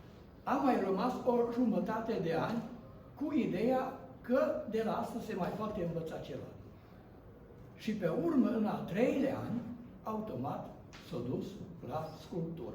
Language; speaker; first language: Romanian; non-native, local second language; Hungarian